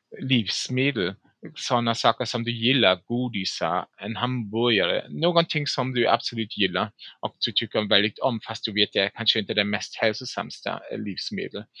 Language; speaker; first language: Swedish; non-native, fluent; German